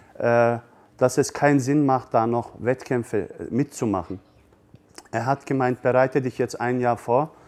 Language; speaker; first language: German; early bilingual, other home language; Turkish